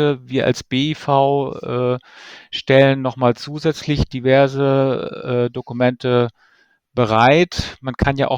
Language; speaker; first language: German; native; German